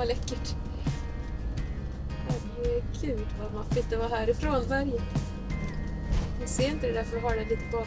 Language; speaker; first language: Swedish; native; Swedish